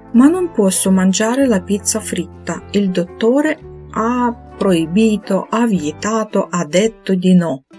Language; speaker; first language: Italian; non-native, fluent; Ukrainian